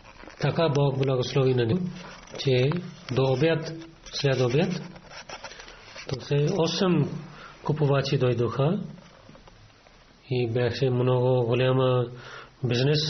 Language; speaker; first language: Bulgarian; non-native, fluent; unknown